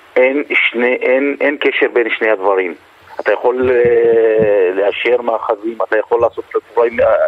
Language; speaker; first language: Hebrew; non-native, local second language; Arabic